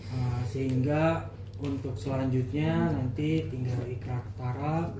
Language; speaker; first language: Indonesian; native; Indonesian